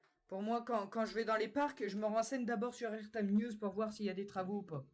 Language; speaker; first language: French; native; French